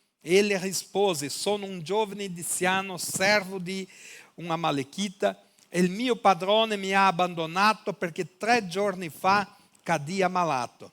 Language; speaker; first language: Italian; non-native, fluent; Portuguese